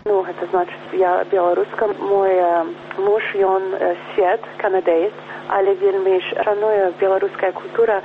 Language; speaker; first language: Belarusian; early bilingual, heritage; Belarusian